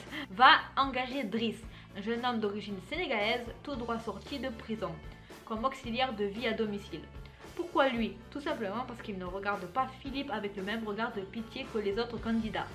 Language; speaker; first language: French; native; French